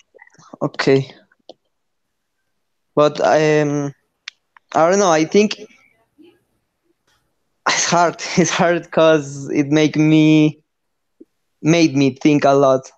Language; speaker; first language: English; non-native, learner; Spanish